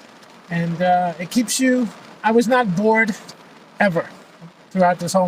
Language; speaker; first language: English; native; English